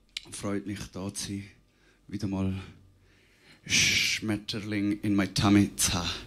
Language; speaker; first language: German; non-native, fluent; Italian